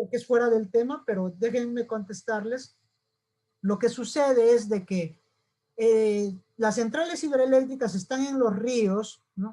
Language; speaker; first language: Spanish; native; Spanish